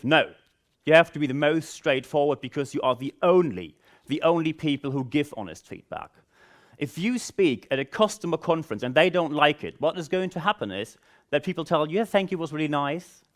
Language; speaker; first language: English; non-native, fluent; German